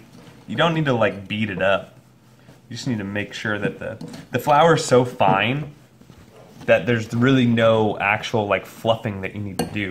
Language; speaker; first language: English; native; English